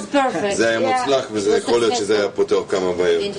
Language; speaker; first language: Hebrew; non-native, fluent; Russian